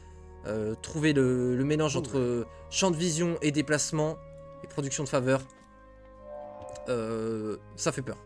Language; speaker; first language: French; native; French